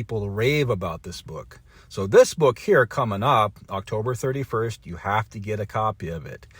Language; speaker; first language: English; native; English